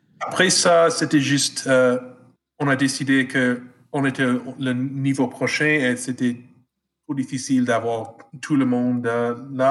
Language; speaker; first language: French; non-native, fluent; English